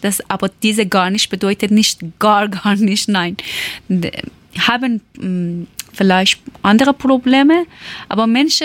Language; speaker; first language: German; non-native, learner; Persian